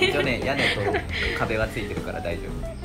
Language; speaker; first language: Japanese; native; Japanese